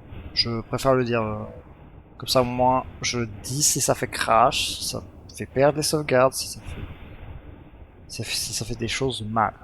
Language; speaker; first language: French; native; French